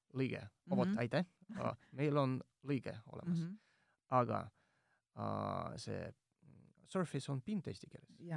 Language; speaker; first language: Estonian; non-native, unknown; Russian